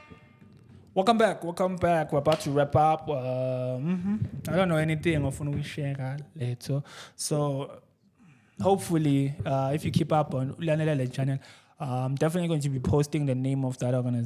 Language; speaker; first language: English; non-native, local second language; Zulu